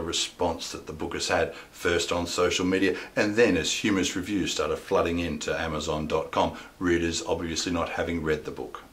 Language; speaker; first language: English; native; English